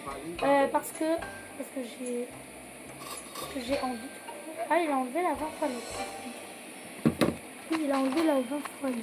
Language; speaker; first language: French; native; French